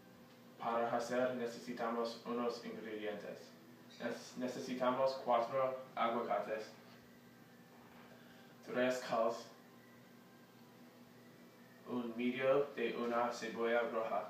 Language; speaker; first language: Spanish; non-native, learner; English